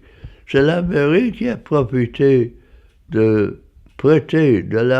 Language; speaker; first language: French; non-native, fluent; English